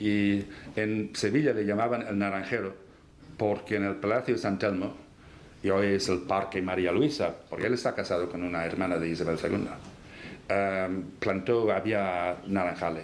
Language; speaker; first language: Spanish; non-native, fluent; English